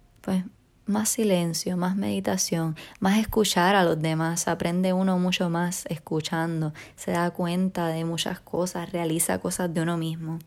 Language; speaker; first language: Spanish; native; Spanish